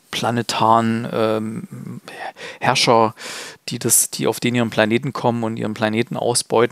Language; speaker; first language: German; native; German